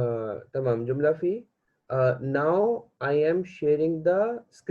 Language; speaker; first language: English; non-native, learner; Hindi